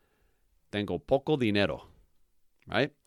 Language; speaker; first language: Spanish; non-native, fluent; English